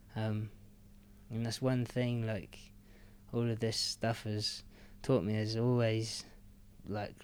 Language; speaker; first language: English; native; English